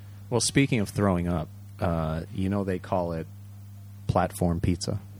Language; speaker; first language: English; early bilingual, other home language; Japanese